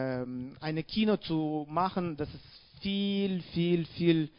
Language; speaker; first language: German; non-native, learner; Russian